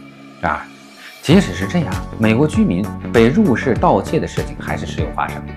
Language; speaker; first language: Chinese; native; Chinese